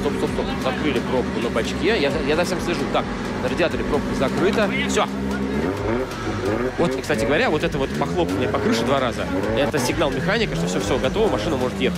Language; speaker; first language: Russian; native; Russian